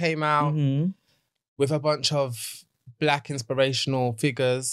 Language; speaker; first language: English; native; English